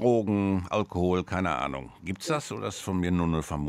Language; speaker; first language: German; native; German